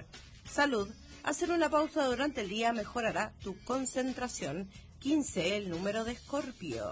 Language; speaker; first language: Spanish; native; Spanish